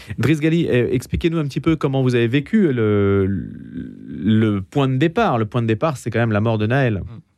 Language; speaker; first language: French; native; French